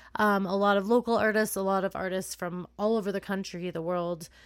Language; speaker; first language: English; native; English